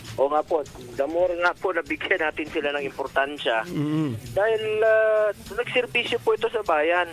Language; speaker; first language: Filipino; non-native, local second language; Cebuano